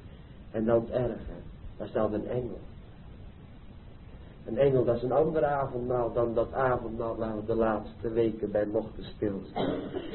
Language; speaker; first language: Dutch; native; Dutch